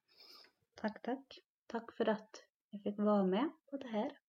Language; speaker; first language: Norwegian; non-native, local second language; Northern Sami